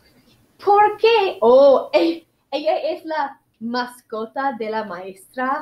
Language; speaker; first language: Spanish; non-native, fluent; English